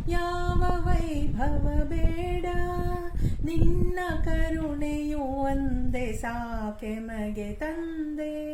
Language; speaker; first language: Kannada; non-native, local second language; Kodava